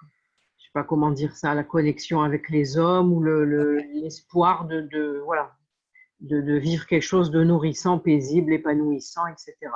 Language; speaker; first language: French; native; French